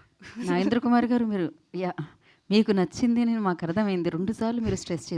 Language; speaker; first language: Telugu; native; Telugu